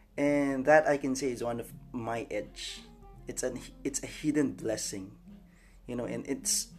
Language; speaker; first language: English; non-native, local second language; Filipino